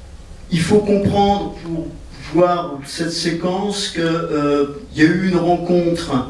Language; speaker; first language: French; native; French